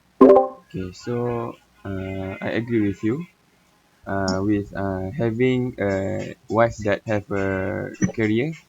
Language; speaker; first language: English; non-native, learner; Malay